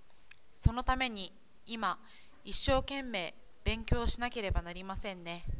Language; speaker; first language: Japanese; non-native, learner; English